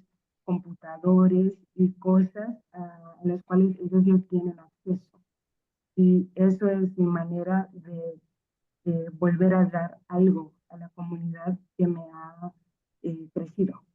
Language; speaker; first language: Spanish; non-native, fluent; Akan